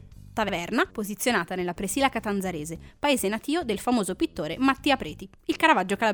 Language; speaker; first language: Italian; native; Italian